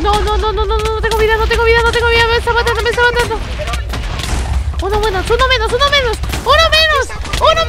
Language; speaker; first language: Spanish; native; Spanish